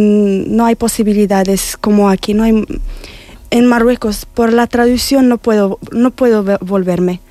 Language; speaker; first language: Spanish; non-native, learner; Arabic